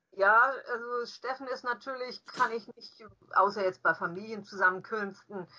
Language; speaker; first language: German; native; German